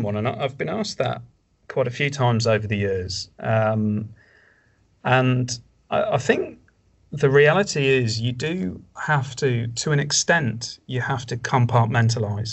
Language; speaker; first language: English; native; English